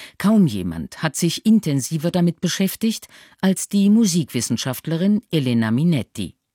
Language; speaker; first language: German; native; German